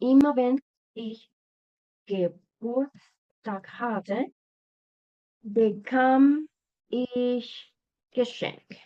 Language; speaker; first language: German; non-native, fluent; Spanish